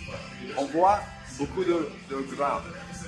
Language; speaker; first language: French; non-native, fluent; Russian